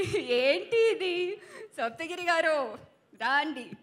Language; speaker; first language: Telugu; non-native, learner; Tamil